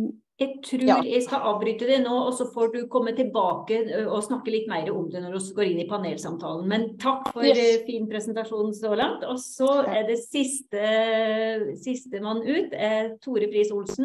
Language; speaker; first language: Norwegian; native; Norwegian